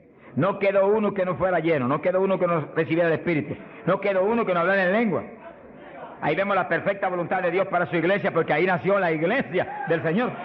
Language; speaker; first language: Spanish; native; Spanish